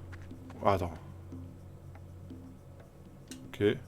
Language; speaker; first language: French; native; French